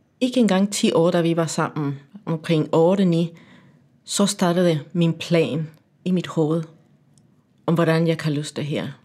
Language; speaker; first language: Danish; non-native, fluent; Spanish